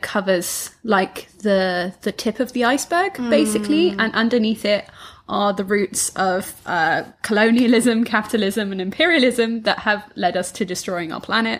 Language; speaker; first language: English; native; English